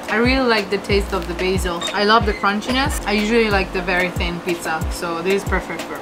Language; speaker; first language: English; native; English